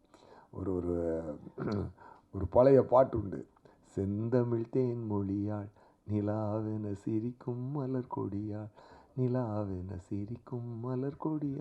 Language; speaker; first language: Tamil; native; Tamil